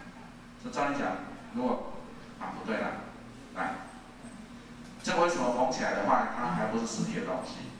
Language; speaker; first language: Chinese; native; Chinese